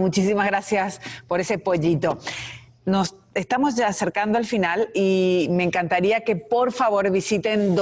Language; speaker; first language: Spanish; native; Spanish